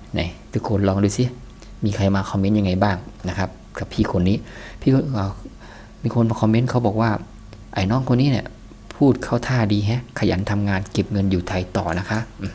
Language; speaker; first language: Thai; native; Thai